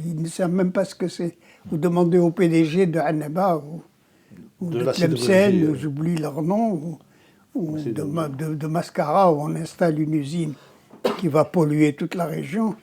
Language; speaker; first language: French; non-native, local second language; Arabic